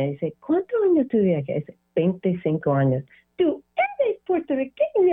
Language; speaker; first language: Spanish; non-native, learner; English